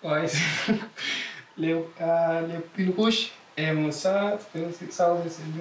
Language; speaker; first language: French; non-native, learner; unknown